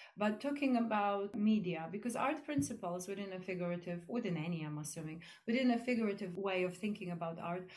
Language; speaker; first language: English; non-native, fluent; Polish